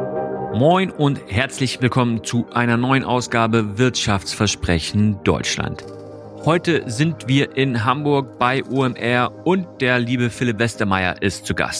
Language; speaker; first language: German; native; German